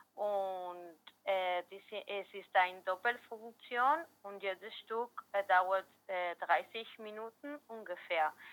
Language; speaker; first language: German; non-native, learner; Spanish